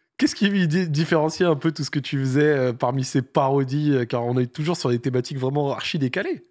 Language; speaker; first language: French; native; French